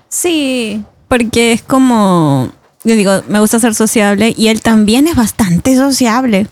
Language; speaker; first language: Spanish; native; Spanish